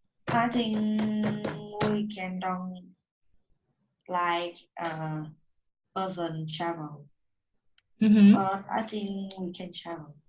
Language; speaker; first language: English; non-native, learner; Vietnamese